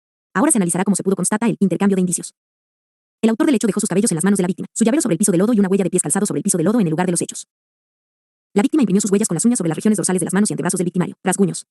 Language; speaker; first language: Spanish; native; Spanish